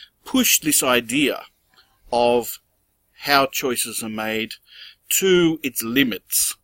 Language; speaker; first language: English; native; English